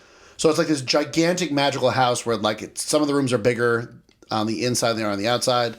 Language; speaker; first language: English; native; English